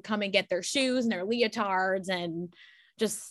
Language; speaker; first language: English; native; English